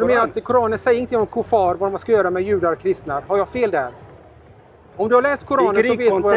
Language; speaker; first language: Swedish; native; Swedish